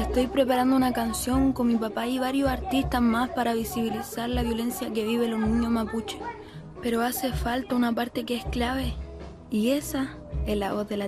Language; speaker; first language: Spanish; native; Spanish